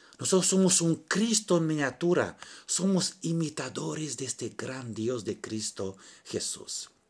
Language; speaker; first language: Spanish; non-native, fluent; Romanian